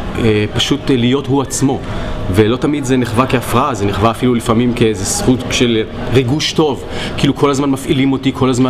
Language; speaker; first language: Hebrew; native; Hebrew